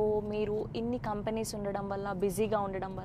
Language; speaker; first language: Telugu; native; Telugu